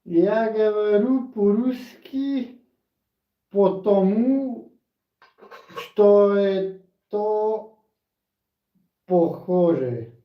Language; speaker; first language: Russian; non-native, learner; Slovenian